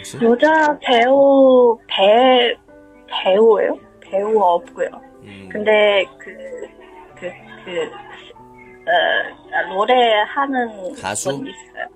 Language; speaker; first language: Korean; non-native, learner; Chinese